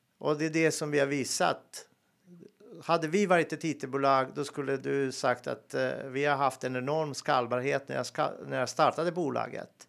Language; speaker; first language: Swedish; non-native, fluent; Serbian